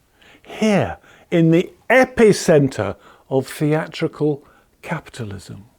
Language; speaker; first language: English; native; English